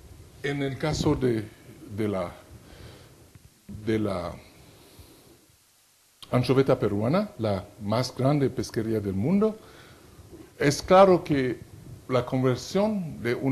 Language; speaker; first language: Spanish; non-native, fluent; French